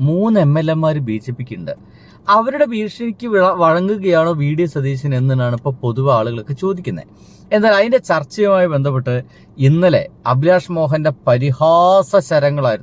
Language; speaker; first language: Malayalam; native; Malayalam